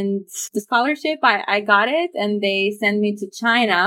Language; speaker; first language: English; non-native, fluent; Romanian